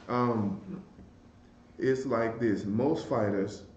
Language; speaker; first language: English; native; English